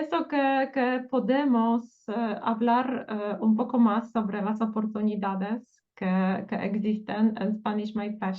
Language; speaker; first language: Spanish; non-native, fluent; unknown